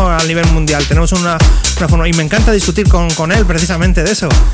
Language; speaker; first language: Spanish; native; Spanish